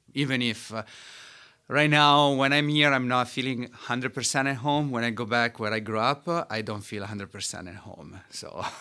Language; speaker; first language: English; non-native, fluent; Italian